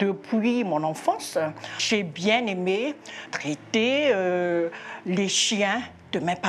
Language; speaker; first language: French; non-native, local second language; Malagasy